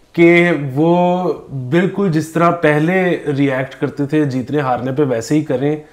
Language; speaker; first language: Urdu; native; Urdu